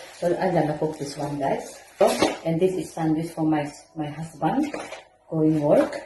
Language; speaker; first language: English; non-native, local second language; Filipino